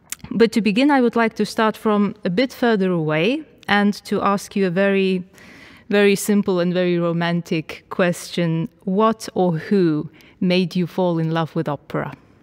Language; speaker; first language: English; non-native, fluent; Lithuanian